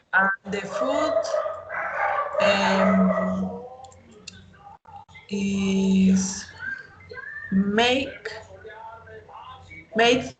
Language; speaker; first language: English; non-native, learner; Spanish